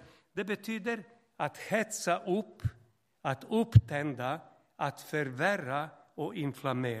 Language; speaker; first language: Swedish; non-native, fluent; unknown